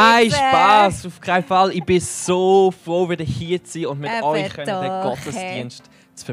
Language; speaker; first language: German; native; German